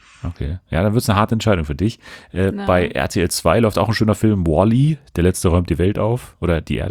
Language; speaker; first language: German; native; German